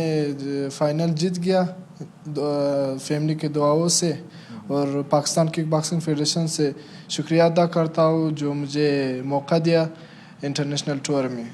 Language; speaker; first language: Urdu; non-native, local second language; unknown